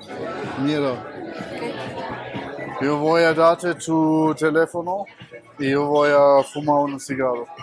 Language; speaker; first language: Spanish; non-native, learner; German